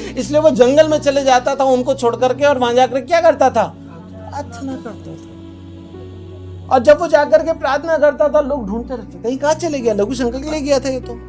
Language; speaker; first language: Hindi; non-native, local second language; Marathi